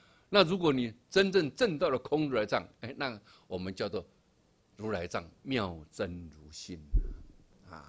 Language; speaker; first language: Chinese; native; Chinese